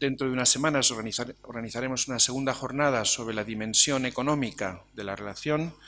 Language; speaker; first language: Spanish; native; Spanish